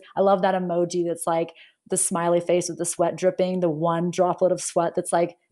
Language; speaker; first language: English; native; English